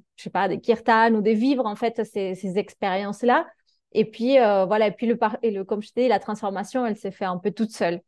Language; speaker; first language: French; non-native, fluent; Spanish